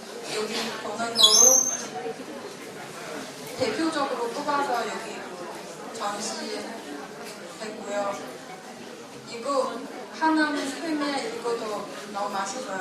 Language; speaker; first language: Korean; non-native, fluent; Chinese